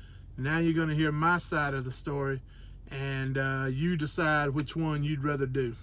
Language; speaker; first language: English; native; English